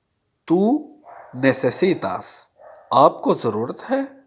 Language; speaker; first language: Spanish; non-native, fluent; Urdu